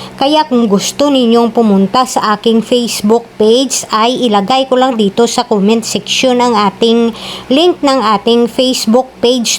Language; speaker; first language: Filipino; non-native, local second language; Kinaray-a